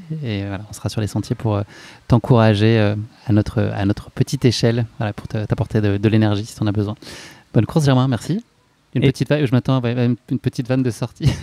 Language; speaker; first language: French; native; French